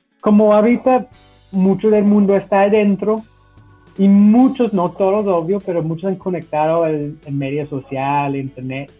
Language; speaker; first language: Spanish; non-native, fluent; English